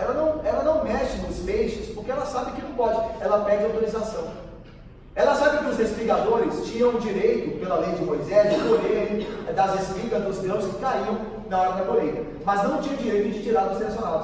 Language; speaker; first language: Portuguese; native; Portuguese